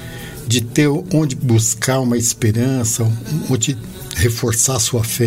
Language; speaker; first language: Portuguese; native; Portuguese